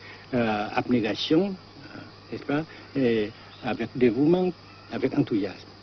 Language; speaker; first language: French; non-native, local second language; Vietnamese